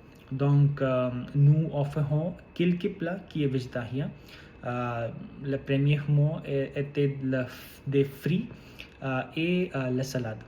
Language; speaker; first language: French; non-native, learner; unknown